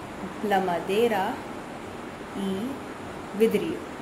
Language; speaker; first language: Spanish; non-native, learner; Hindi